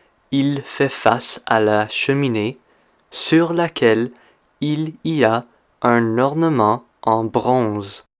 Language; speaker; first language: French; non-native, fluent; English